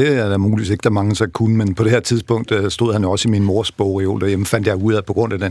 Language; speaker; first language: Danish; native; Danish